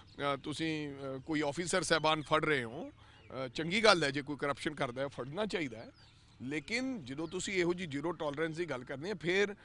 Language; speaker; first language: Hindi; non-native, local second language; Punjabi